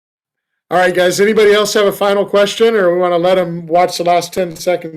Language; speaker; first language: English; native; English